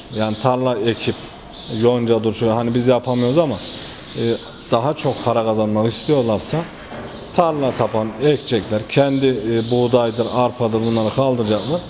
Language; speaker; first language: Turkish; native; Turkish